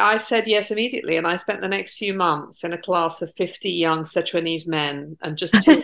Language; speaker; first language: English; native; English